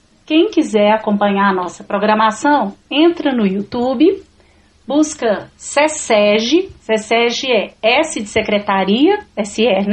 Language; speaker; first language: Portuguese; native; Portuguese